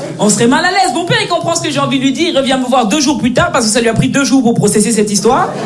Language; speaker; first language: French; native; French